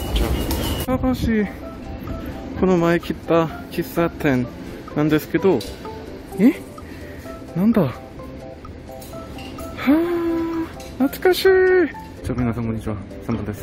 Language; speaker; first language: Japanese; non-native, fluent; Korean